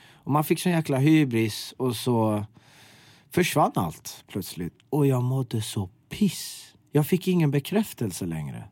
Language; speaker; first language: Swedish; early bilingual, other home language; Persian